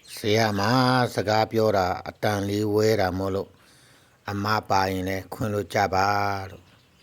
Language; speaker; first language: Burmese; non-native, local second language; Shan